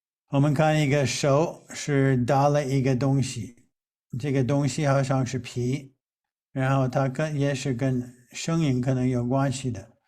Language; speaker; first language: Chinese; non-native, fluent; English